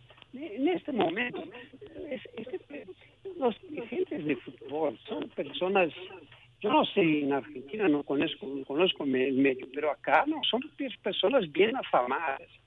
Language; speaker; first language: Spanish; non-native, local second language; Portuguese